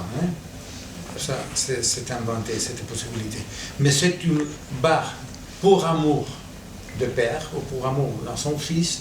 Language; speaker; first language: French; non-native, fluent; Catalan